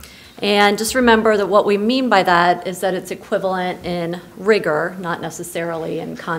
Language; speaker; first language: English; native; English